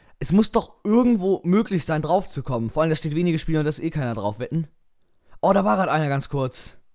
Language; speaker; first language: German; native; German